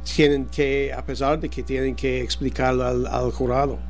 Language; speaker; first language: Spanish; non-native, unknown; English